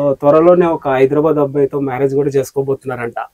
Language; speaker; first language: Telugu; native; Telugu